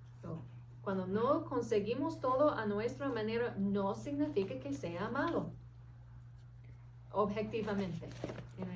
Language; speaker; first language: Spanish; non-native, fluent; English